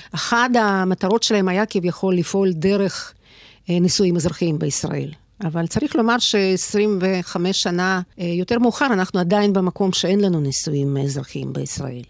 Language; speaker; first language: Hebrew; non-native, fluent; Russian